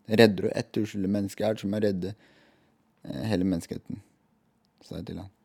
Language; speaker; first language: Norwegian; native; Norwegian